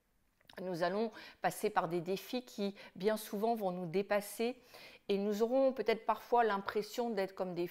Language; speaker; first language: French; native; French